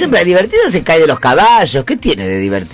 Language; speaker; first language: Spanish; native; Spanish